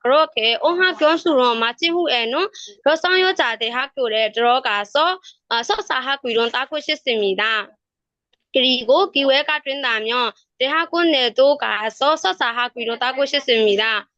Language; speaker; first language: Korean; non-native, learner; Burmese